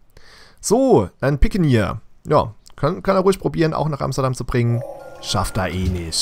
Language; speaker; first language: German; native; German